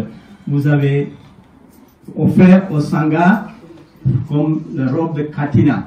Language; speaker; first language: French; non-native, fluent; Sinhala